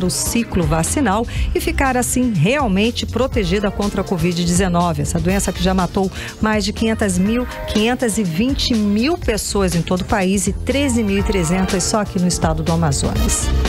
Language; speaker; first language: Portuguese; native; Portuguese